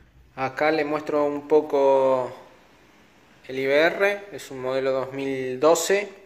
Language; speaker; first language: Spanish; native; Spanish